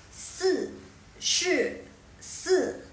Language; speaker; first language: Chinese; non-native, fluent; Indonesian